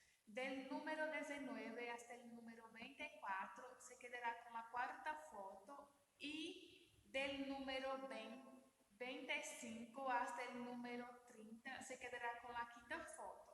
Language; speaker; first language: Spanish; non-native, learner; Portuguese